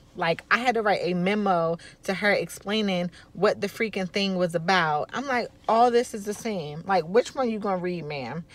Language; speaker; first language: English; native; English